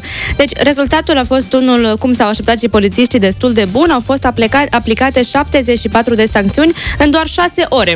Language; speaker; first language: Romanian; native; Romanian